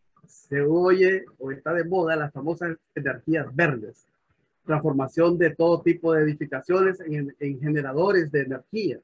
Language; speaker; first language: Spanish; native; Spanish